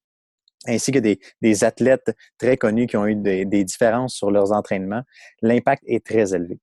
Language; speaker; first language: French; native; French